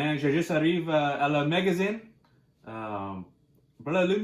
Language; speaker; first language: French; non-native, learner; English